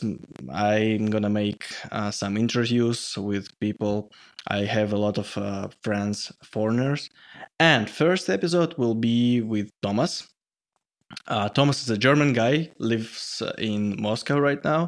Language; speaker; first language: English; non-native, fluent; Russian